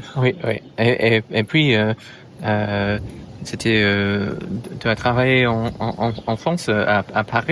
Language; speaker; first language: French; non-native, fluent; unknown